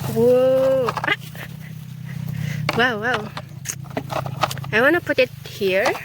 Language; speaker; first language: English; non-native, learner; Indonesian